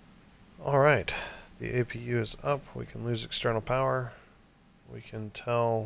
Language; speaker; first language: English; native; English